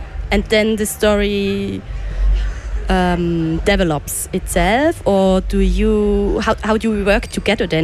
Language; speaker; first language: English; non-native, fluent; German